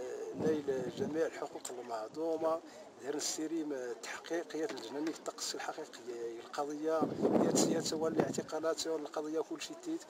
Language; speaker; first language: Arabic; non-native, local second language; Berber languages